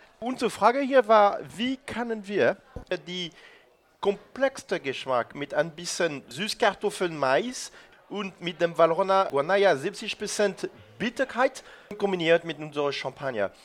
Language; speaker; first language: German; non-native, learner; French